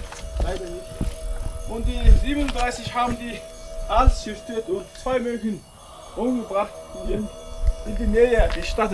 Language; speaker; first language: German; non-native, learner; Mongolian